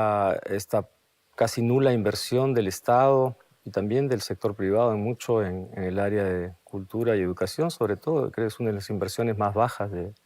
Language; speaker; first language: Spanish; native; Spanish